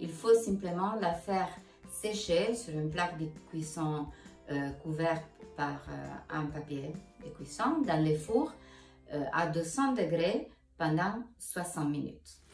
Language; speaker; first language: French; non-native, fluent; Italian